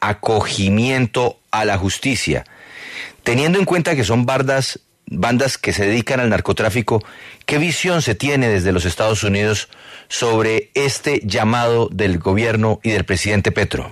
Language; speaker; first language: Spanish; native; Spanish